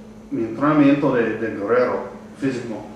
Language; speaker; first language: Spanish; non-native, learner; English